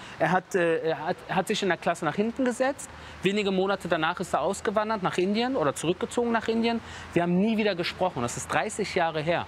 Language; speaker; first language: German; early bilingual, other home language; Persian